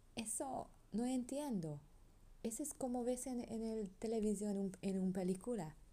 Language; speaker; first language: Spanish; non-native, learner; Hungarian